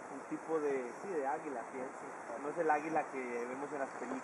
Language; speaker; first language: Spanish; native; Spanish